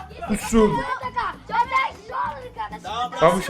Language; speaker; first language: Portuguese; native; Portuguese